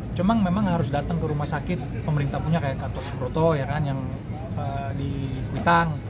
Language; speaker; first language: Indonesian; non-native, fluent; Dutch